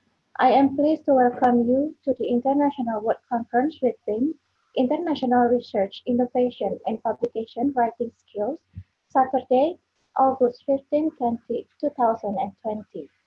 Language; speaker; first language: English; non-native, fluent; Indonesian